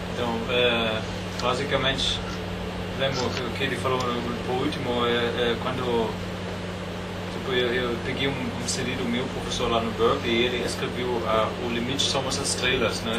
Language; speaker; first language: Portuguese; non-native, fluent; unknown